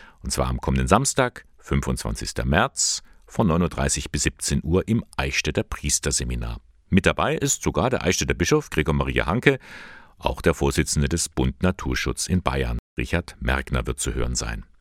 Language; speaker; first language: German; native; German